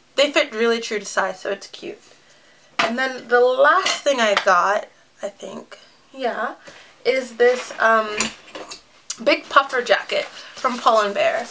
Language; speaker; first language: English; native; English